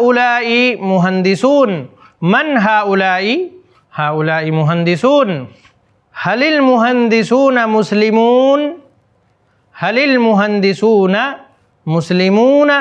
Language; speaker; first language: Arabic; non-native, fluent; Urdu